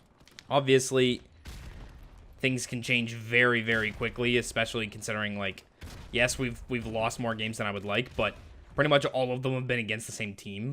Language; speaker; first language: English; native; English